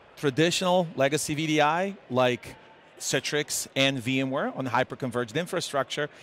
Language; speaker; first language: English; non-native, fluent; Serbian